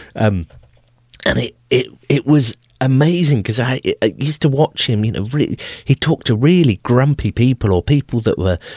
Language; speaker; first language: English; native; English